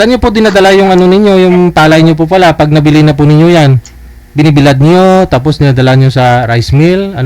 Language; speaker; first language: Filipino; native; Filipino